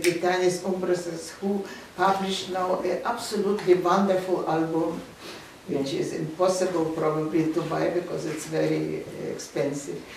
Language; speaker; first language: English; non-native, fluent; Lithuanian